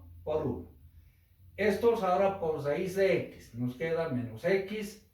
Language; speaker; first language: Spanish; native; Spanish